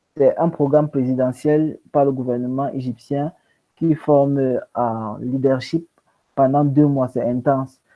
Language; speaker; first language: French; non-native, local second language; English